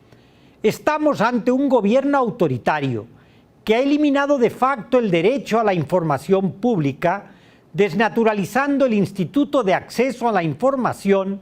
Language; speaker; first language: Spanish; native; Spanish